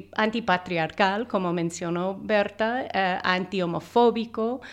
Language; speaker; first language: Spanish; non-native, fluent; English